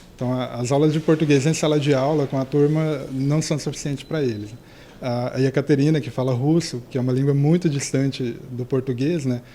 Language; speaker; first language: Portuguese; native; Portuguese